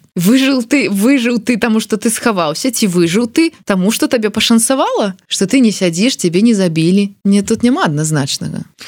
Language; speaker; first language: Belarusian; non-native, local second language; Russian